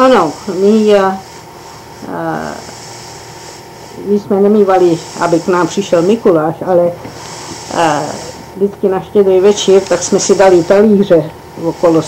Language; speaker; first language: Czech; early bilingual, heritage; Czech